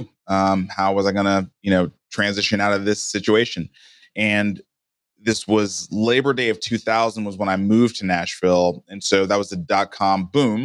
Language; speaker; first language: English; native; English